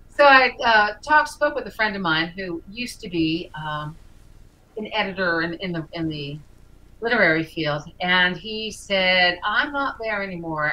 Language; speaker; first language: English; native; English